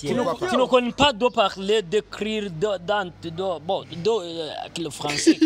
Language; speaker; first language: French; non-native, local second language; Rundi